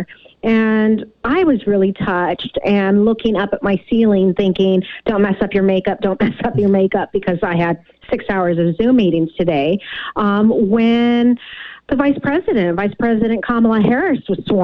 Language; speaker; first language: English; native; English